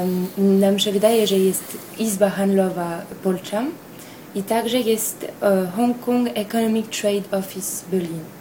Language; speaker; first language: Polish; early bilingual, heritage; Polish